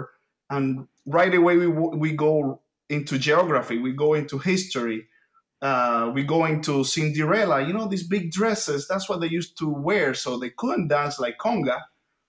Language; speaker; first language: English; non-native, fluent; Spanish